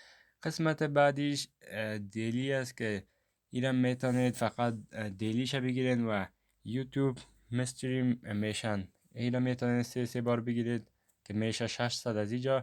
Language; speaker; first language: Persian; native; Persian